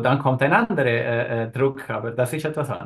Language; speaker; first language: German; non-native, learner; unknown